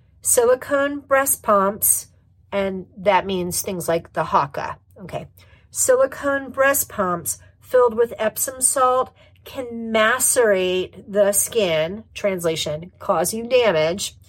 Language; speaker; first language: English; native; English